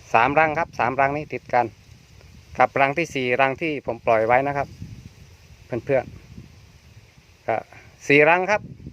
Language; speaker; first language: Thai; native; Thai